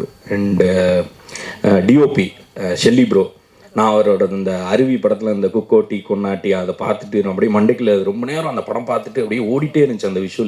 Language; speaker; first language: Tamil; native; Tamil